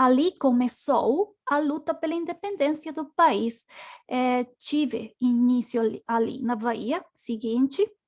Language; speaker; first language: Portuguese; non-native, learner; Spanish